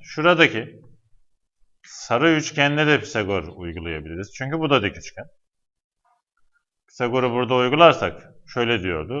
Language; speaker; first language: Turkish; native; Turkish